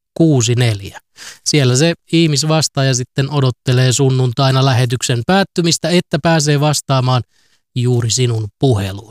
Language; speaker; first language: Finnish; native; Finnish